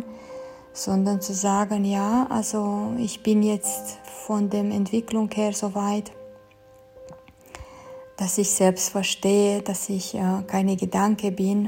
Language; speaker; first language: German; non-native, fluent; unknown